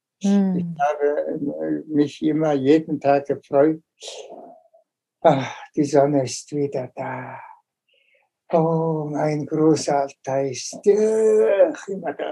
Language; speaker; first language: German; non-native, fluent; Tuvinian